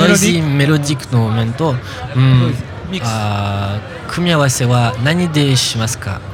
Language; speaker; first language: Japanese; non-native, learner; French